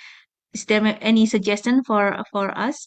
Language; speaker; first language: English; non-native, fluent; Indonesian